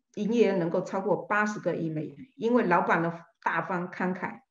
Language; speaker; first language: Chinese; native; Chinese